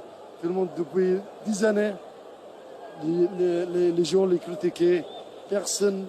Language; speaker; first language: French; non-native, learner; Arabic